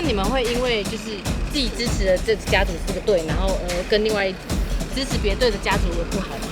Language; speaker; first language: Chinese; native; Chinese